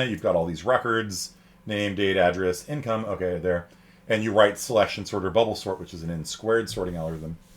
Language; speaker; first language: English; native; English